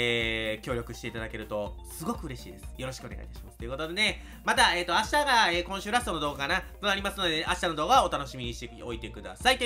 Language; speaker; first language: Japanese; native; Japanese